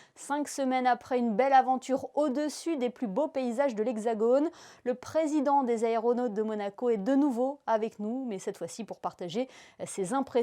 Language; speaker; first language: French; native; French